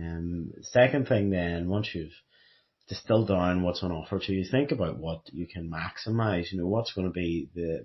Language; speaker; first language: English; native; English